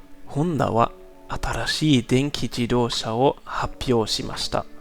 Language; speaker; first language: Japanese; non-native, learner; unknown